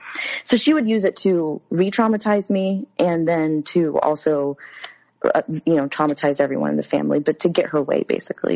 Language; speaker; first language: English; native; English